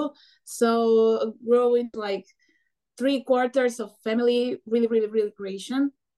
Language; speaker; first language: English; non-native, fluent; Spanish